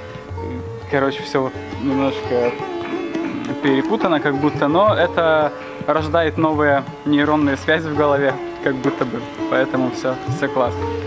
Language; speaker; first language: Russian; native; Russian